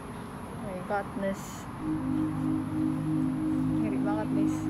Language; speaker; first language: English; non-native, learner; Indonesian